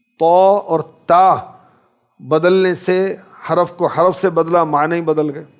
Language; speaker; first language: Urdu; native; Urdu